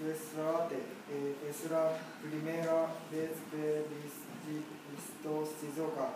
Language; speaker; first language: Spanish; non-native, learner; Japanese